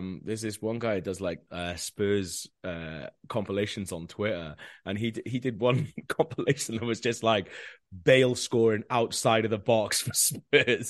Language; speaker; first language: English; non-native, local second language; Welsh